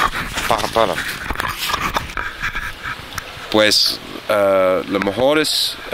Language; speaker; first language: Spanish; non-native, fluent; Arabic